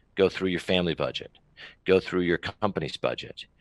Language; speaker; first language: English; native; English